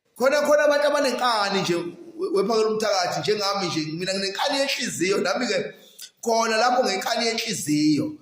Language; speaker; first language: Zulu; native; Zulu